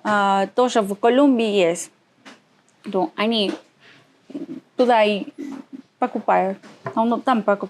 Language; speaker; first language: Russian; non-native, learner; Spanish